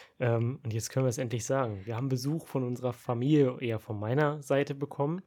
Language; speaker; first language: German; native; German